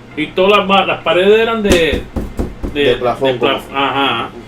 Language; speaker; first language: Spanish; early bilingual, heritage; Spanish